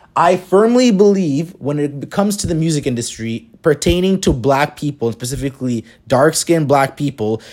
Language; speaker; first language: English; native; English